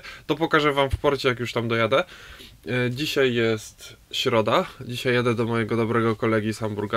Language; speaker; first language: Polish; native; Polish